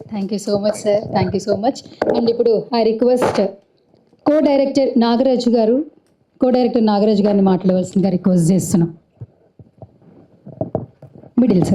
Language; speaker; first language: Telugu; native; Telugu